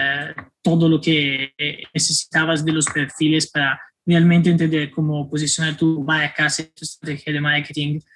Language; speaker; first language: Spanish; non-native, fluent; Italian